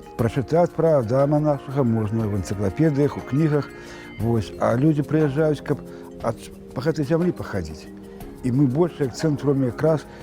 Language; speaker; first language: Belarusian; native; Belarusian